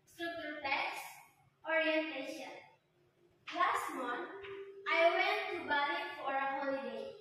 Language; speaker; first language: English; non-native, learner; Indonesian